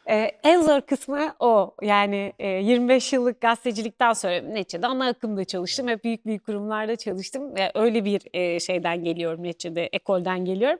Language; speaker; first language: Turkish; native; Turkish